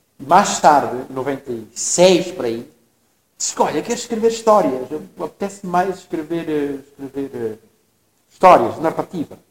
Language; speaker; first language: Portuguese; non-native, local second language; Tsonga